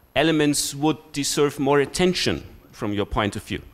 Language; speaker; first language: English; non-native, fluent; German